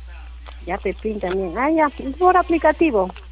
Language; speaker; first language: Spanish; native; Spanish